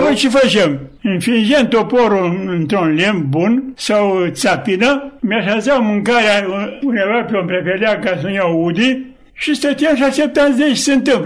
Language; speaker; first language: Romanian; native; Romanian